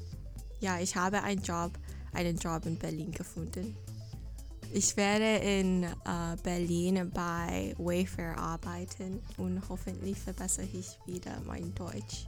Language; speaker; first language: German; non-native, fluent; English